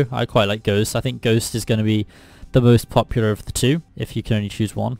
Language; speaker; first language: English; native; English